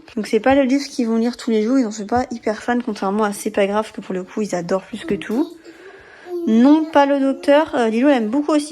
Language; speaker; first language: French; native; French